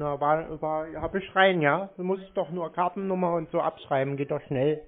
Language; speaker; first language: German; native; German